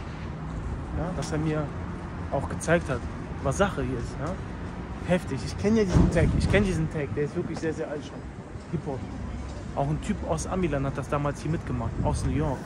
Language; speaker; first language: German; native; German